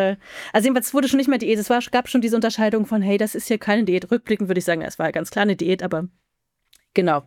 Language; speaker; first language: German; native; German